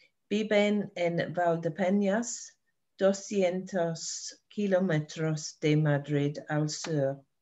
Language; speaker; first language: Spanish; non-native, learner; English